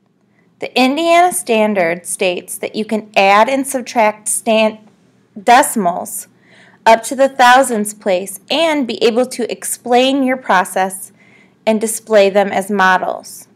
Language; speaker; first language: English; native; English